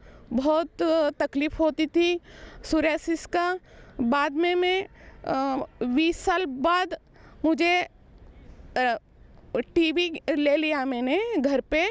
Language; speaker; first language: Hindi; non-native, local second language; Marathi